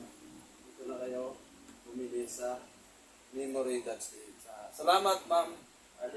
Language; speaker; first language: Filipino; native; Filipino